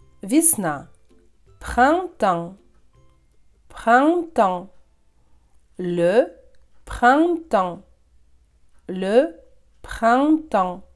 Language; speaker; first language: French; non-native, fluent; Russian